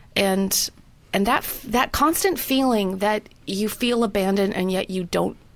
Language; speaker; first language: English; native; English